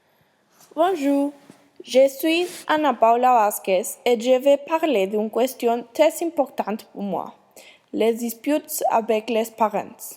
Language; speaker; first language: French; non-native, learner; Spanish